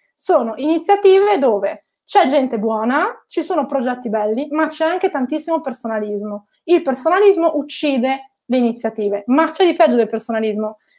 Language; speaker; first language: Italian; native; Italian